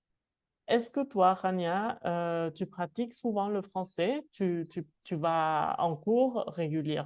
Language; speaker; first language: French; non-native, fluent; Spanish